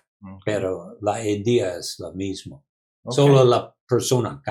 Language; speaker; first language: Spanish; non-native, learner; English